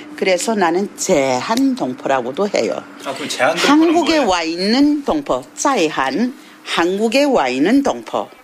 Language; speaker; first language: Korean; early bilingual, heritage; Korean